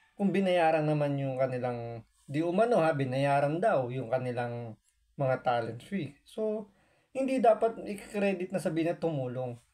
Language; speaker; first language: Filipino; native; Filipino